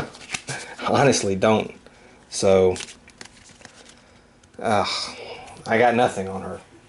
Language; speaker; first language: English; native; English